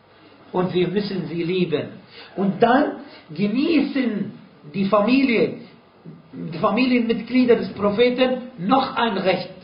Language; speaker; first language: German; non-native, fluent; Arabic